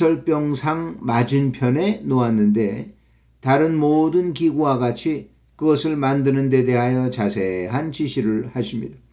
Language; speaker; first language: Korean; native; Korean